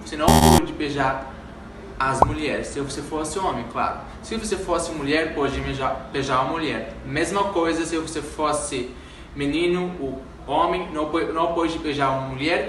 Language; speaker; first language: Portuguese; non-native, fluent; Arabic